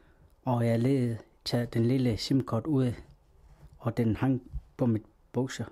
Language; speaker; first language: Danish; non-native, local second language; Kalaallisut